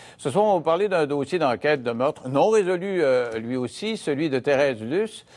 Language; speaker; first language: French; native; French